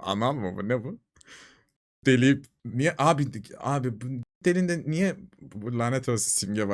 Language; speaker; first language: Turkish; native; Turkish